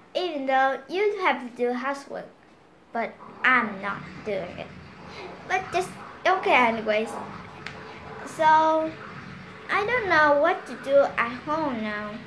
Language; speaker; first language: English; non-native, learner; Vietnamese